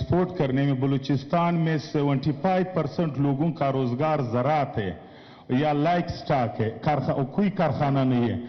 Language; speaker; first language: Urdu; non-native, local second language; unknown